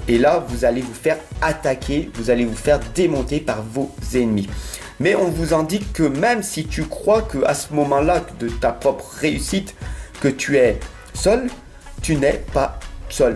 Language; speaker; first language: French; native; French